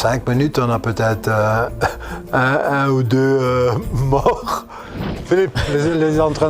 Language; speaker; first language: French; non-native, local second language; Dutch